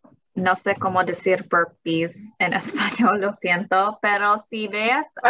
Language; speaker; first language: Spanish; early bilingual, heritage; English